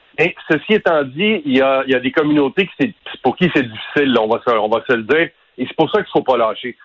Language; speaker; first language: French; native; French